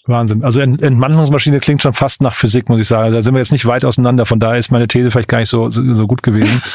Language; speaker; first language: German; native; German